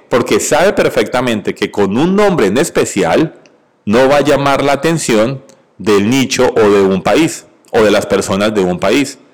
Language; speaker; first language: Spanish; native; Spanish